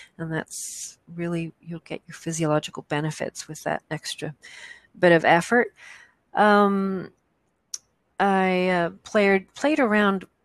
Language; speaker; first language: English; native; English